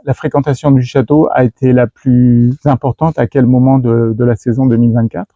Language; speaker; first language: French; native; French